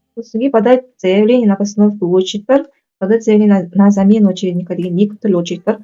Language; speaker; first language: Russian; non-native, local second language; Kazakh